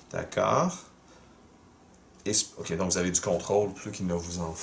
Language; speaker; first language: French; native; French